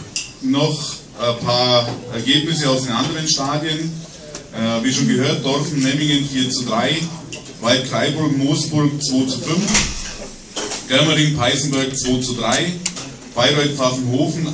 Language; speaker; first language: German; native; German